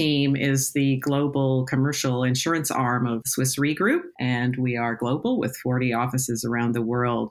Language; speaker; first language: English; native; English